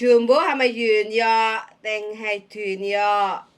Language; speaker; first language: Cantonese; non-native, fluent; Javanese